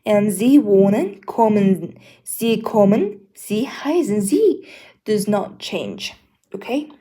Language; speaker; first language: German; non-native, learner; Mongolian